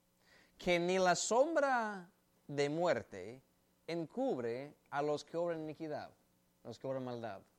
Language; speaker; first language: Spanish; native; Spanish